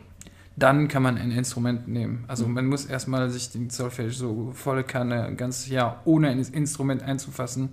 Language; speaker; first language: German; non-native, fluent; French